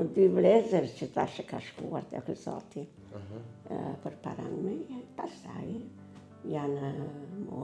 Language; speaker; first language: Albanian; non-native, learner; Italian